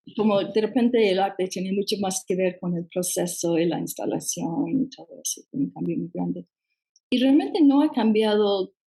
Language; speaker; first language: Spanish; non-native, fluent; English